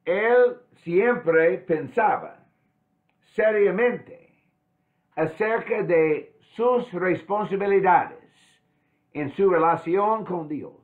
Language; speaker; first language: Spanish; non-native, fluent; English